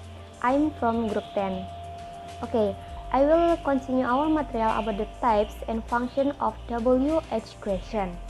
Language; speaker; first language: English; non-native, learner; Indonesian